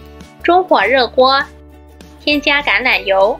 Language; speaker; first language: Chinese; native; Chinese